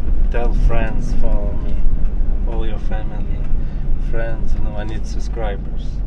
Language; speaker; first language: English; non-native, learner; Ukrainian